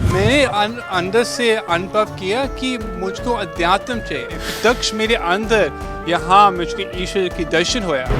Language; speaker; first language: Hindi; early bilingual, heritage; Hindi